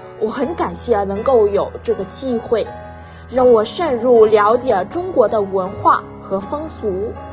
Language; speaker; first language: Chinese; non-native, fluent; Vietnamese